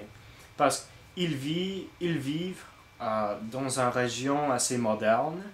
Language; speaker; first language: French; non-native, learner; English